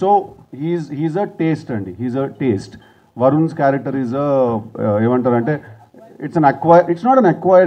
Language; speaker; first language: Telugu; native; Telugu